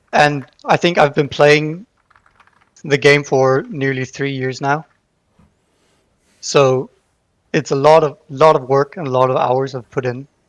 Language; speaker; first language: English; non-native, fluent; Danish